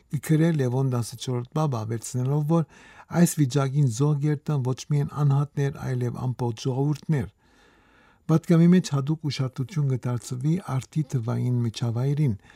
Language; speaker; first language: Armenian; early bilingual, heritage; Armenian